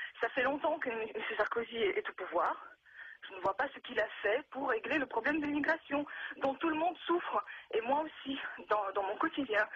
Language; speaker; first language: French; non-native, fluent; Russian